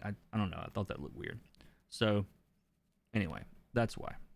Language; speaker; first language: English; native; English